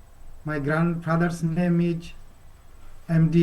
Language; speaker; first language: English; non-native, learner; Bangla